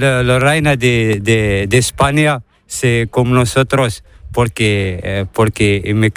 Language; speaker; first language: Spanish; non-native, learner; Arabic